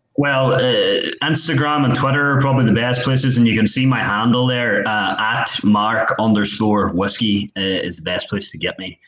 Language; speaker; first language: English; native; English